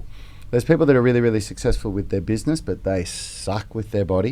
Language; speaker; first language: English; native; English